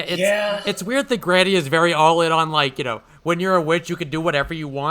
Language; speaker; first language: English; native; English